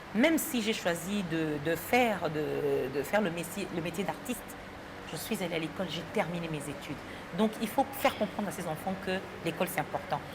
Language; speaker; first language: French; native; French